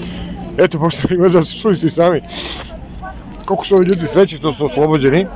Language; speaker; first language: Russian; non-native, learner; Serbian